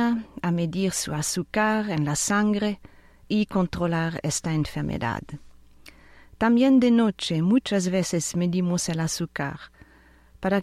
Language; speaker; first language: Spanish; non-native, fluent; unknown